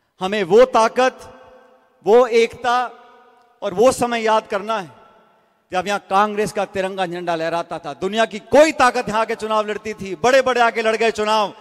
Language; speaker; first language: Hindi; native; Hindi